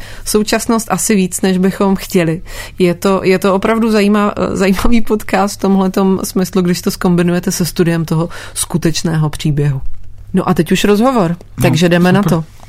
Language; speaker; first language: Czech; native; Czech